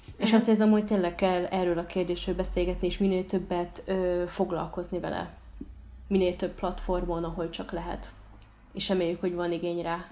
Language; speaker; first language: Hungarian; early bilingual, other home language; Arabic